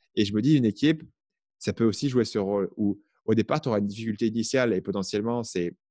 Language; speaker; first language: French; native; French